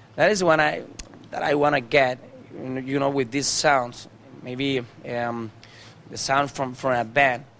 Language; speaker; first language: English; non-native, learner; Spanish